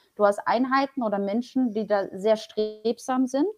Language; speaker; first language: German; early bilingual, other home language; Polish